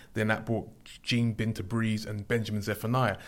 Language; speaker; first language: English; native; English